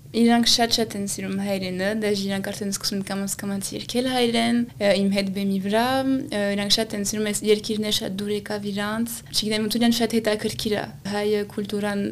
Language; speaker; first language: Armenian; early bilingual, heritage; Armenian